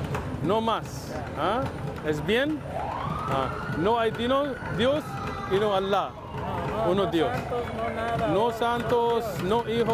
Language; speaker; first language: Spanish; non-native, learner; English